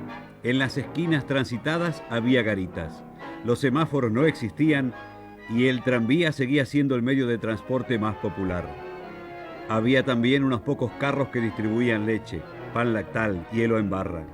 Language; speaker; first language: Spanish; native; Spanish